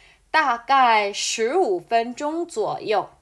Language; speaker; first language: Chinese; non-native, fluent; Korean